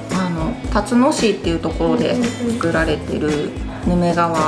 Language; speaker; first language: Japanese; native; Japanese